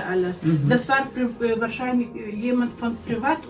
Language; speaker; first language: German; non-native, learner; Lithuanian